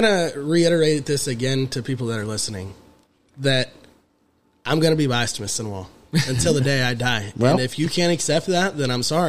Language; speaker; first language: English; native; English